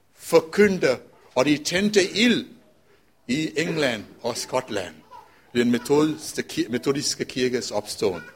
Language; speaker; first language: Danish; non-native, fluent; Tamil